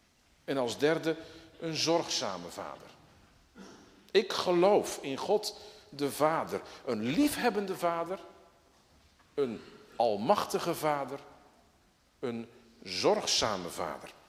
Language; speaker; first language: Dutch; native; Dutch